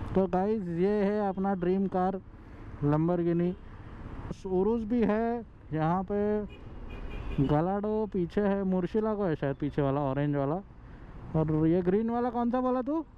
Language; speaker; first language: Hindi; non-native, local second language; Marathi